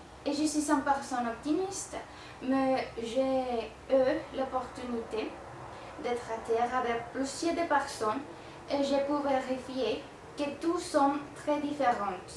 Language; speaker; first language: French; non-native, learner; Spanish